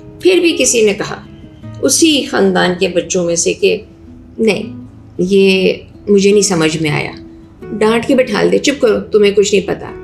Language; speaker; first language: Urdu; native; Urdu